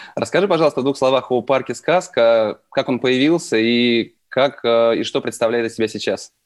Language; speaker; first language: Russian; native; Russian